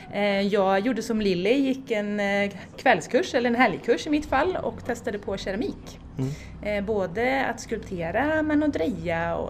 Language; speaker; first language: Swedish; native; Swedish